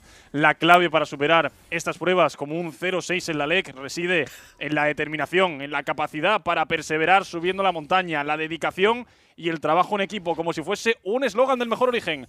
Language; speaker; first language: Spanish; native; Spanish